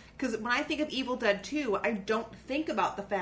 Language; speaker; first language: English; native; English